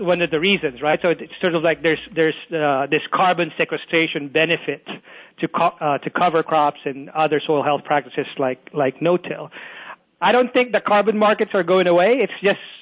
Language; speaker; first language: English; non-native, local second language; Filipino